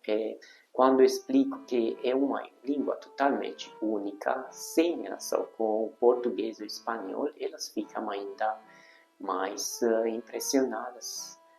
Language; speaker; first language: Portuguese; non-native, fluent; Hungarian